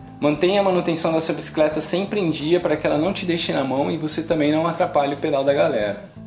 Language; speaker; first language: Portuguese; native; Portuguese